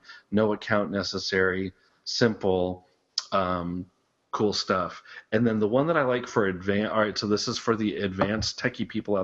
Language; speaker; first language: English; native; English